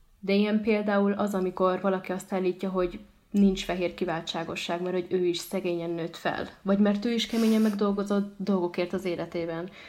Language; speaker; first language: Hungarian; early bilingual, other home language; Arabic